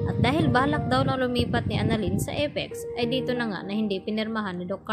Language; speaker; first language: Filipino; native; Filipino